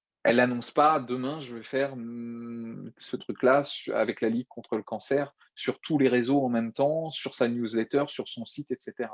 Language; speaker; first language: French; native; French